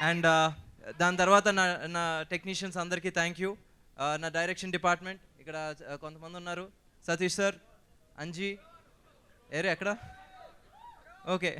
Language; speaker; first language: Telugu; native; Telugu